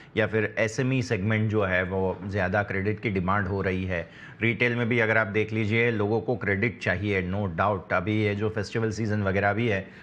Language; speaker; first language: Hindi; non-native, local second language; Gujarati